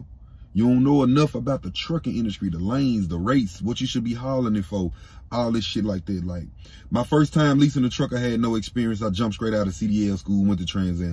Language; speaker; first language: English; native; English